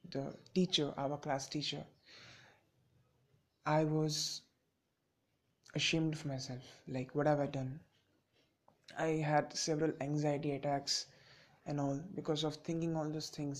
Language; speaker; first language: English; non-native, local second language; Bangla